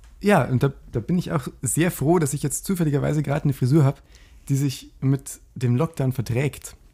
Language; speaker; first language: German; native; German